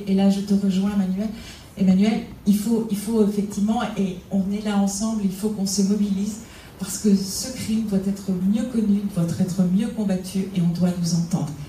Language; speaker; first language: French; native; French